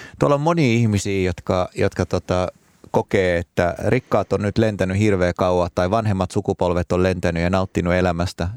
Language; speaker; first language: Finnish; early bilingual, other home language; Arabic